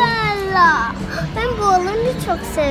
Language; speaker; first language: Turkish; early bilingual, heritage; Turkish